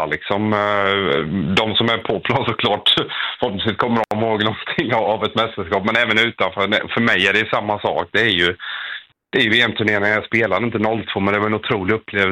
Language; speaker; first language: Swedish; native; Swedish